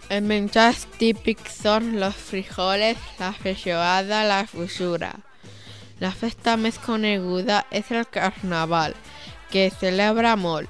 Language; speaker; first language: Catalan; early bilingual, other home language; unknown